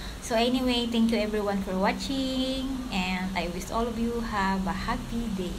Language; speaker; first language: English; non-native, local second language; Filipino